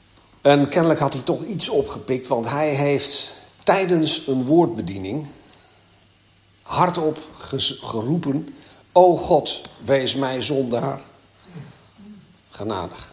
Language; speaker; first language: Dutch; native; Dutch